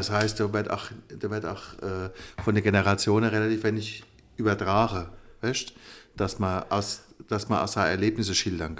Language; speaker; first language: German; native; German